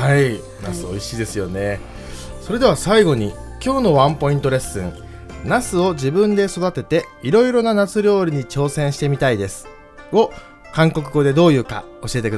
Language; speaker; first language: Japanese; native; Japanese